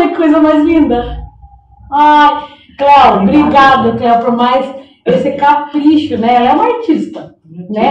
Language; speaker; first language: Portuguese; native; Portuguese